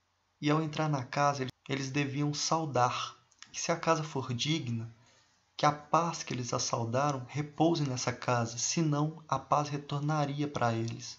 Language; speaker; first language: Portuguese; native; Portuguese